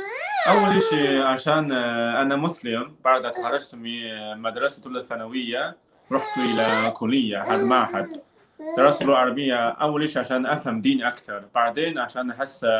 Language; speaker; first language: Arabic; non-native, learner; Chinese